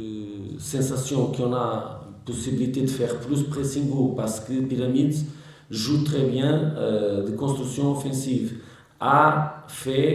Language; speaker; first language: French; non-native, learner; Portuguese